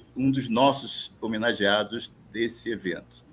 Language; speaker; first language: Portuguese; native; Portuguese